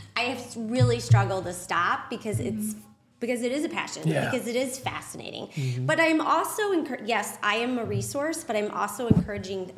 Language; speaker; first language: English; native; English